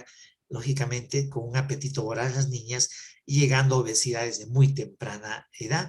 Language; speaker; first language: Spanish; native; Spanish